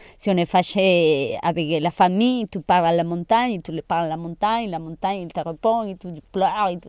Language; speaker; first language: French; non-native, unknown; Spanish